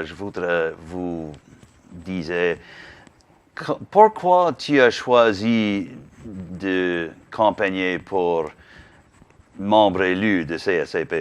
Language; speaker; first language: French; non-native, learner; English